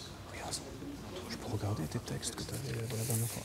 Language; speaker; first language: French; native; French